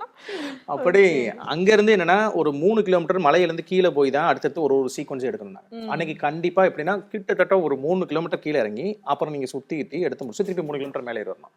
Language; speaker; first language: Tamil; native; Tamil